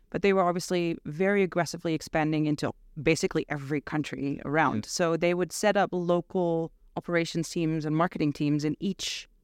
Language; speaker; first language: English; non-native, fluent; Dutch